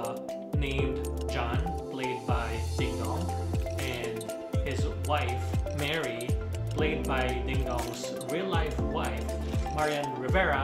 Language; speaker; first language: English; non-native, local second language; Filipino